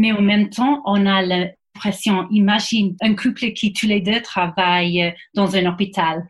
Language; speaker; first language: French; non-native, fluent; English